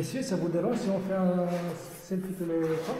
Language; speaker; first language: French; non-native, fluent; Romanian